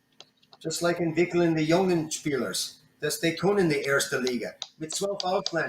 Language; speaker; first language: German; non-native, learner; English